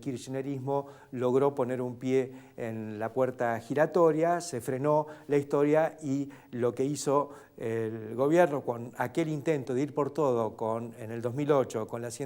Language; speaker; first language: Spanish; native; Spanish